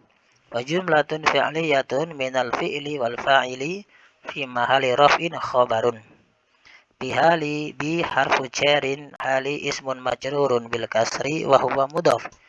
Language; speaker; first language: Arabic; non-native, fluent; Indonesian